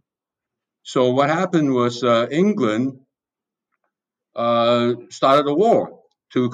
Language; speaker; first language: English; non-native, local second language; Cantonese